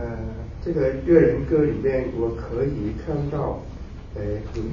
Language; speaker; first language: Chinese; non-native, local second language; Cantonese